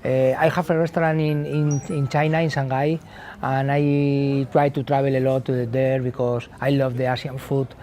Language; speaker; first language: English; non-native, learner; Spanish